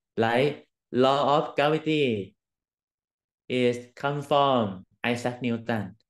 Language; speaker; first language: English; non-native, learner; Thai